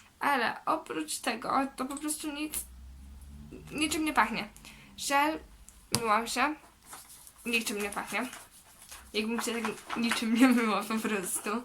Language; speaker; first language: Polish; early bilingual, heritage; Polish